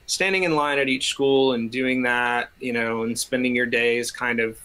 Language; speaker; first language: English; native; English